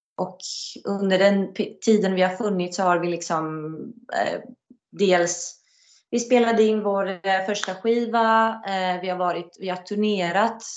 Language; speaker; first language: Swedish; non-native, fluent; Greek